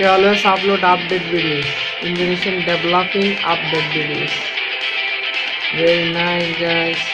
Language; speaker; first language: English; non-native, local second language; Bangla